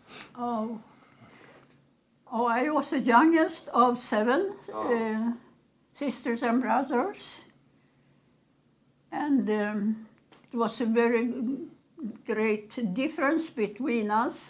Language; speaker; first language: English; non-native, learner; Swedish